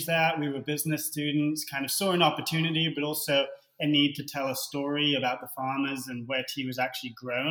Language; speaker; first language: English; native; English